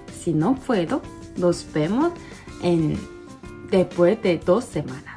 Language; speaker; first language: Spanish; non-native, learner; Korean